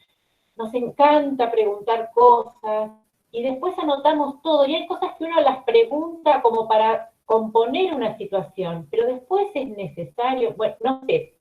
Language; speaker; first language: Spanish; native; Spanish